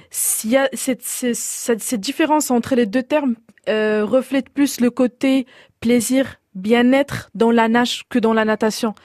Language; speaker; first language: French; non-native, local second language; Arabic